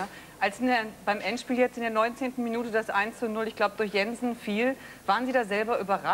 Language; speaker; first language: German; native; German